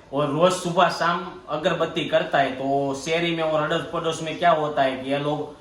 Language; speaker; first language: Hindi; non-native, local second language; Gujarati